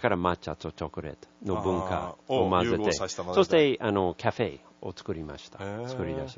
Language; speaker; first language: Japanese; non-native, learner; English